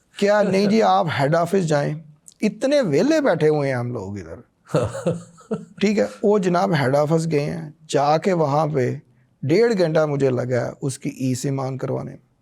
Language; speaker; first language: Urdu; non-native, local second language; Punjabi